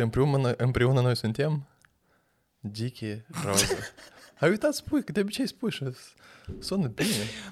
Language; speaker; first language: Romanian; non-native, local second language; Russian